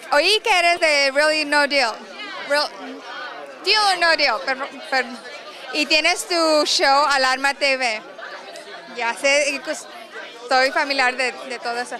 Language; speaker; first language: Spanish; early bilingual, heritage; Spanish